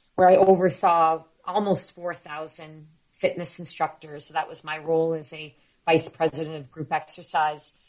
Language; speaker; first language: English; native; English